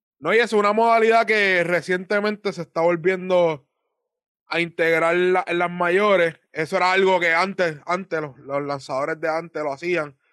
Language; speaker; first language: Spanish; native; Spanish